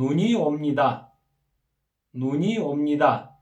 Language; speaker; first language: Korean; non-native, fluent; Kyrgyz